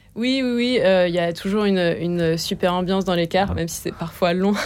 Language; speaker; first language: French; native; French